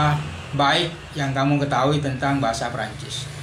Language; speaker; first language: Indonesian; non-native, local second language; Madurese